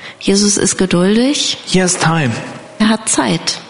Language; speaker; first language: German; non-native, fluent; English